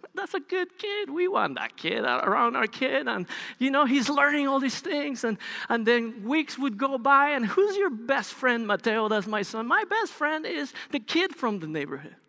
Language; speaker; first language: English; non-native, fluent; Spanish